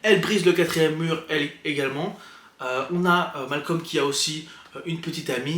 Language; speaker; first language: French; native; French